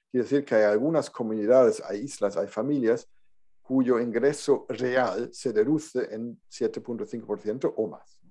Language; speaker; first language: Spanish; non-native, fluent; German